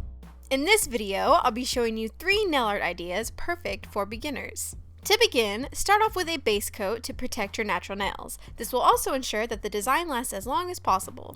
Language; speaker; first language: English; native; English